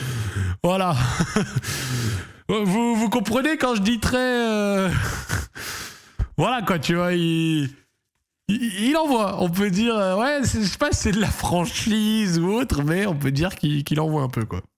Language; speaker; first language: French; native; French